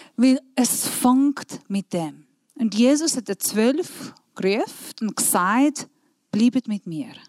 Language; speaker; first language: German; non-native, fluent; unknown